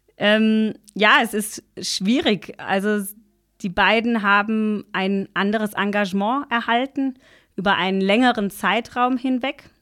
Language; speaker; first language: German; native; German